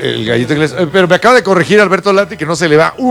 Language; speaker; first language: Spanish; native; Spanish